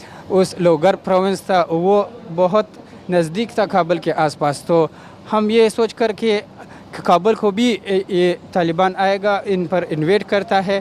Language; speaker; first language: Hindi; non-native, learner; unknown